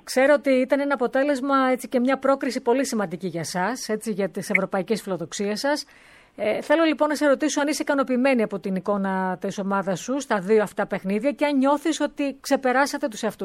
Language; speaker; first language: Greek; native; Greek